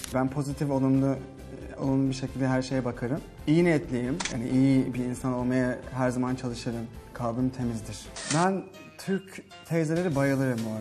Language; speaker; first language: Turkish; non-native, fluent; English